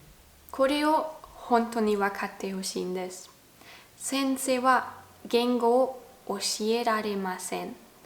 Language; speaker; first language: Japanese; non-native, fluent; German